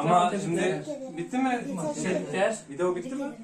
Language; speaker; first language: Turkish; native; Turkish